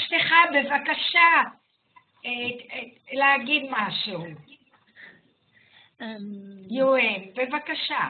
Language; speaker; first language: Hebrew; non-native, fluent; German